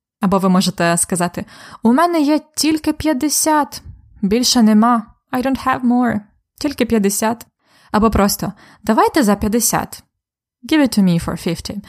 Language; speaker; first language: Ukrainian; native; Ukrainian